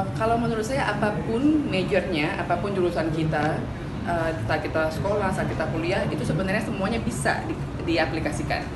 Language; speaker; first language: Indonesian; native; Indonesian